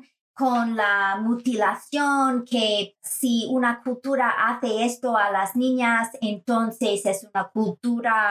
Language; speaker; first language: Spanish; non-native, fluent; English